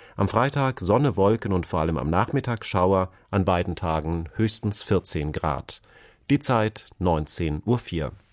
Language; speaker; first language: German; native; German